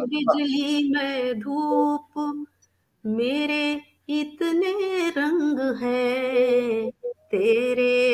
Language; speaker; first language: Hindi; native; Hindi